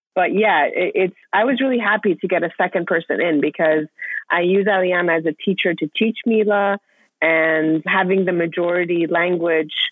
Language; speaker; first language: English; non-native, fluent; Persian